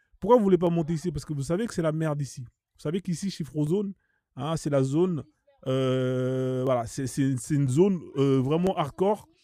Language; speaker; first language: French; native; French